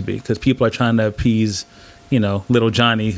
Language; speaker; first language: English; native; English